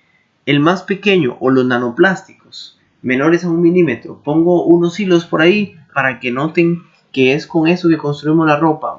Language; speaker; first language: Spanish; native; Spanish